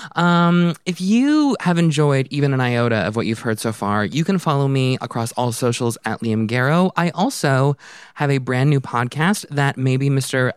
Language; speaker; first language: English; native; English